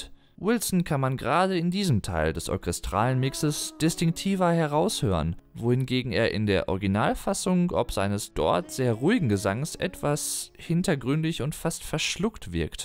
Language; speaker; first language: German; native; German